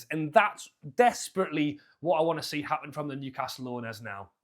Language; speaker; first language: English; native; English